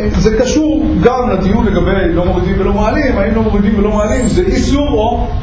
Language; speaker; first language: Hebrew; native; Hebrew